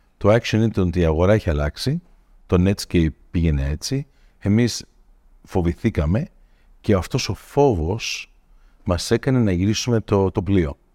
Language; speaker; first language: Greek; early bilingual, heritage; Greek